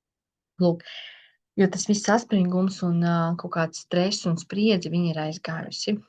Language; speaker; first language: Latvian; native; Latvian